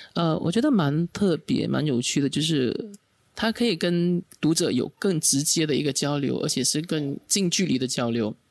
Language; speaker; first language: Chinese; native; Chinese